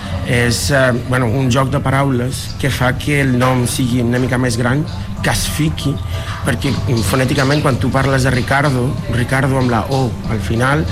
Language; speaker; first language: Catalan; non-native, fluent; Spanish